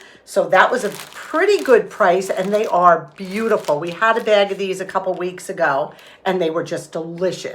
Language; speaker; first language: English; native; English